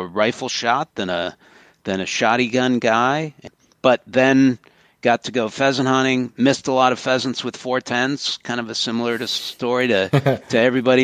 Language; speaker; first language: English; native; English